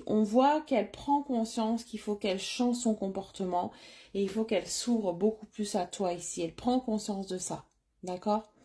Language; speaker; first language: French; native; French